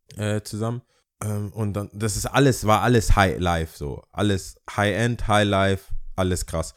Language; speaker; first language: German; early bilingual, other home language; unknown